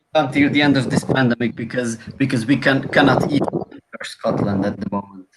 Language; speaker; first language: English; non-native, fluent; Hungarian